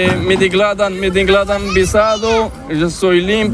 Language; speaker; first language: Spanish; non-native, learner; Arabic